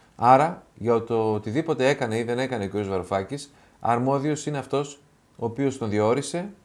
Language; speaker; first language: Greek; native; Greek